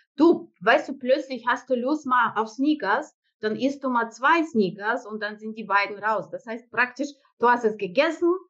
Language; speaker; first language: German; non-native, fluent; Russian